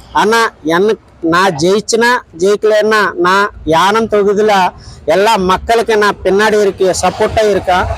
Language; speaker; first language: Tamil; non-native, local second language; Telugu